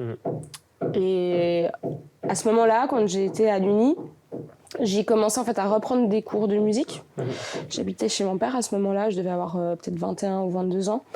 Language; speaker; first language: French; native; French